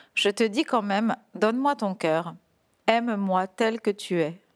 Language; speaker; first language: French; native; French